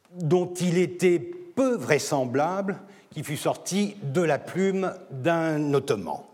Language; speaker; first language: French; non-native, fluent; Turkish